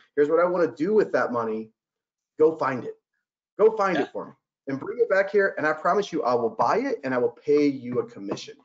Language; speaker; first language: English; native; English